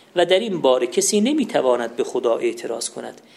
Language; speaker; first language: Persian; non-native, local second language; Azerbaijani